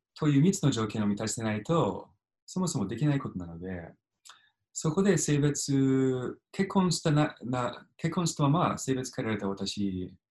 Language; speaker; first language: Japanese; non-native, fluent; English